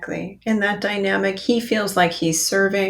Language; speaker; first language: English; native; English